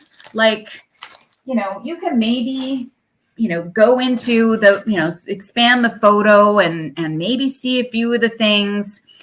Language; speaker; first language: English; native; English